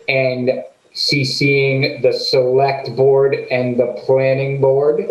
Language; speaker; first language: English; native; English